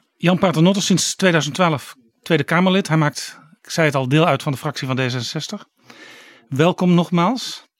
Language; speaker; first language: Dutch; native; Dutch